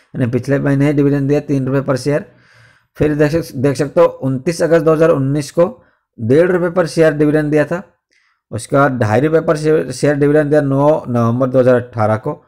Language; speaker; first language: Hindi; native; Hindi